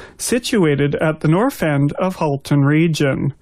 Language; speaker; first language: English; native; English